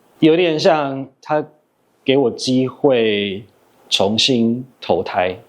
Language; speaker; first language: Chinese; non-native, fluent; English